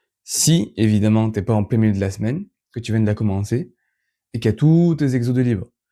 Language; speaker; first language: French; native; French